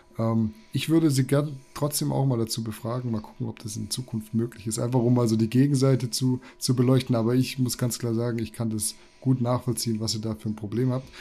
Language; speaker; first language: German; native; German